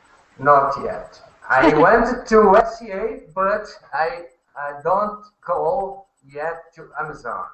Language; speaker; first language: English; non-native, learner; Portuguese